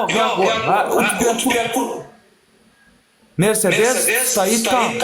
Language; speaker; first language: Russian; non-native, learner; Turkmen